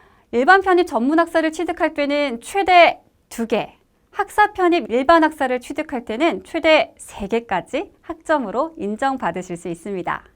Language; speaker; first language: Korean; native; Korean